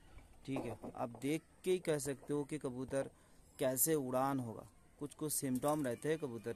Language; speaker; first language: Hindi; non-native, local second language; Bangla